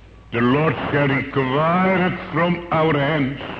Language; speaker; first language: English; non-native, fluent; Dutch